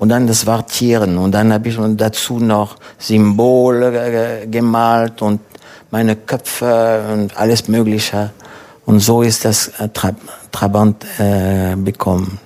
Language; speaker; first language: German; non-native, fluent; French